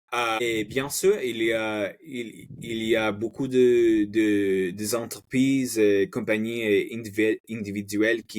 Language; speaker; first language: French; non-native, fluent; Spanish